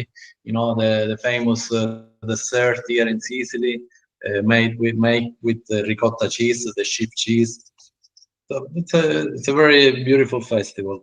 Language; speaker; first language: English; non-native, learner; Italian